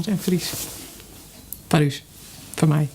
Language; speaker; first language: Dutch; native; Dutch